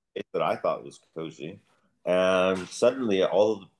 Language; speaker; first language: English; native; English